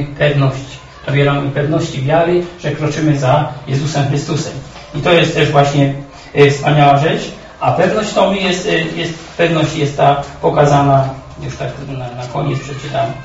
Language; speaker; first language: Polish; native; Polish